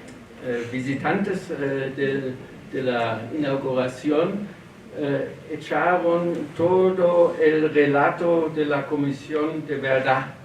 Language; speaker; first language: Spanish; non-native, learner; German